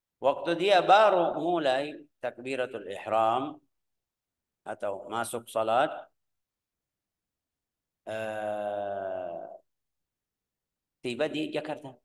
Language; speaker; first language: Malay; non-native, fluent; Arabic